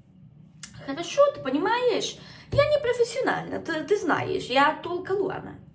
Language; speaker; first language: Russian; non-native, learner; Spanish